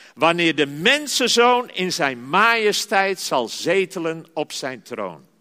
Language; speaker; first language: Dutch; native; Dutch